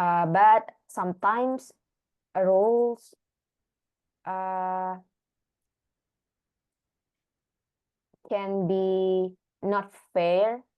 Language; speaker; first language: English; non-native, learner; Indonesian